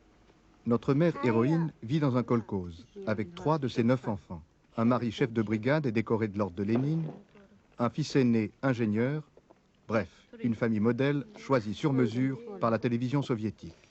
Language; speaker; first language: French; native; French